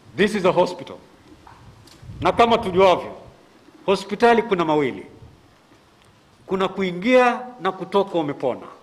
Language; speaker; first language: Swahili; non-native, local second language; Giryama